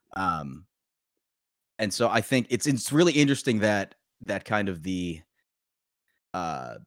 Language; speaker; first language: English; early bilingual, other home language; Korean